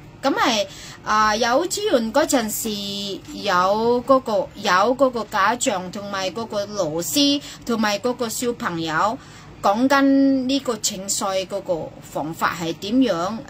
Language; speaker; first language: Cantonese; non-native, fluent; Indonesian